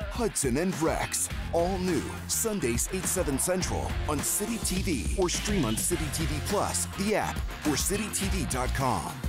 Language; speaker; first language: English; native; English